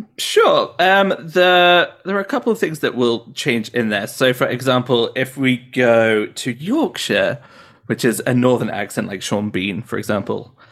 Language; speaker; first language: English; native; English